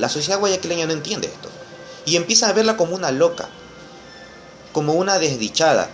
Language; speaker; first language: Spanish; native; Spanish